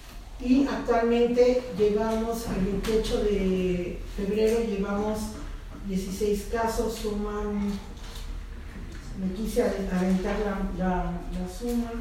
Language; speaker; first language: Spanish; native; Spanish